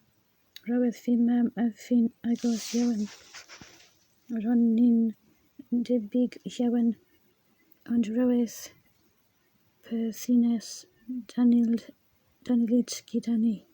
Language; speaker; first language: Welsh; non-native, learner; English